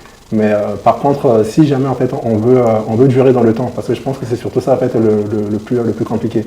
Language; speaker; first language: French; native; French